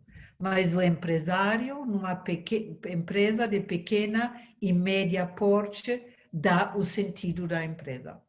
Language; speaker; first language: Portuguese; non-native, fluent; German